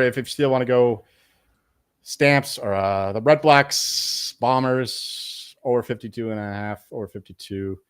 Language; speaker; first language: English; native; English